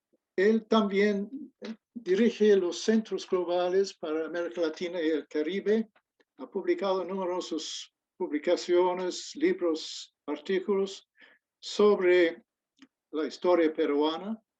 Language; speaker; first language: Spanish; non-native, fluent; English